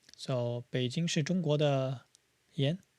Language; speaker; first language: Chinese; non-native, fluent; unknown